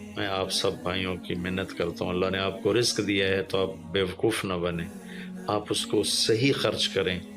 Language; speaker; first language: Urdu; non-native, local second language; Punjabi